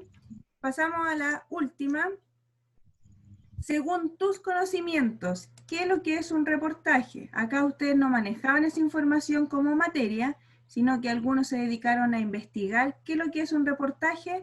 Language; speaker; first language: Spanish; native; Spanish